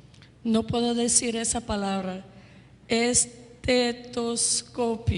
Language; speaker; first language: Spanish; non-native, fluent; English